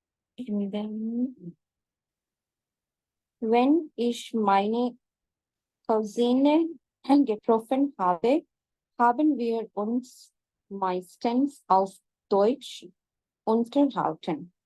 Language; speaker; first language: German; non-native, learner; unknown